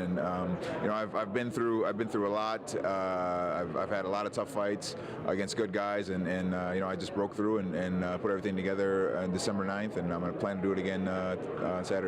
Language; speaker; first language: English; native; English